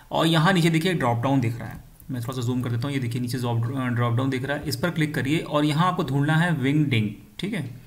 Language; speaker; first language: Hindi; native; Hindi